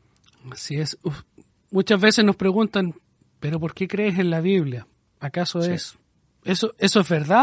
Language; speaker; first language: Spanish; native; Spanish